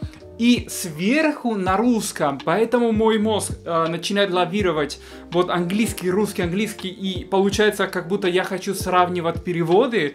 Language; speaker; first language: Russian; non-native, fluent; Spanish